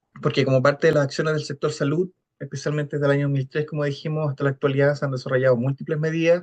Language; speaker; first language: Spanish; native; Spanish